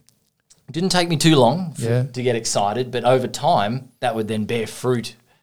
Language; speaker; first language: English; native; English